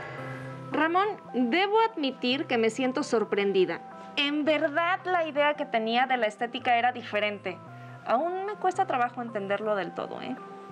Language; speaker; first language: Spanish; native; Spanish